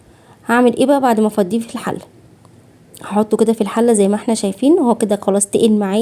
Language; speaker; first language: Arabic; native; Arabic